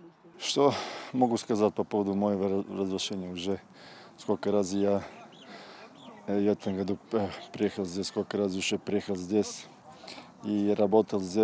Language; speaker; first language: Russian; non-native, fluent; Serbian